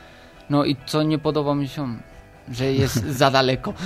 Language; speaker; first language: Polish; non-native, learner; Spanish